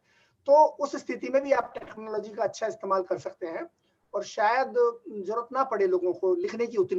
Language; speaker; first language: Hindi; native; Hindi